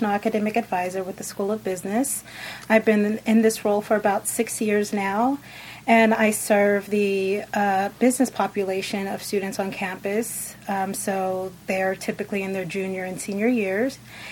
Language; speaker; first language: English; native; English